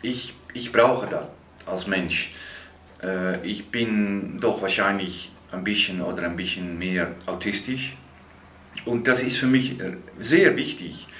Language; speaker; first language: German; non-native, fluent; Dutch